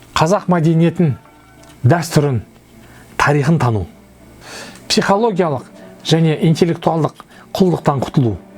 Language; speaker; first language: Kazakh; non-native, local second language; Russian